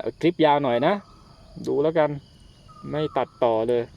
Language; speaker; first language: Thai; native; Thai